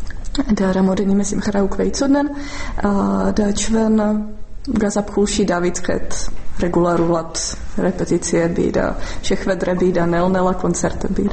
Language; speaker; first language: Georgian; non-native, fluent; Czech